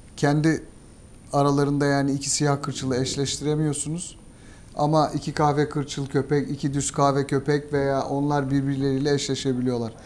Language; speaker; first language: Turkish; native; Turkish